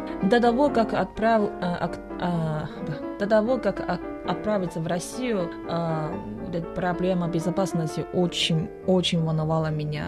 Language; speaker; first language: Russian; non-native, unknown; Chinese